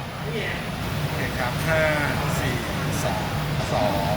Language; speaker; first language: Thai; native; Thai